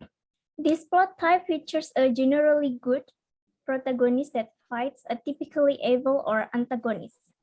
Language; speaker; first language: English; non-native, learner; Indonesian